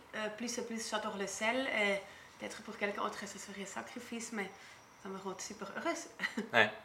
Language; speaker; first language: French; non-native, learner; German